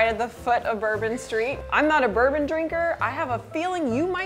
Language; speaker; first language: English; native; English